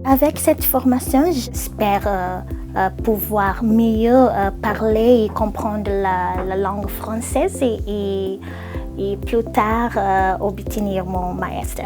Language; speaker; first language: French; non-native, learner; Portuguese